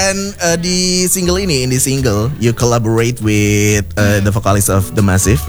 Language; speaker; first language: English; non-native, fluent; Indonesian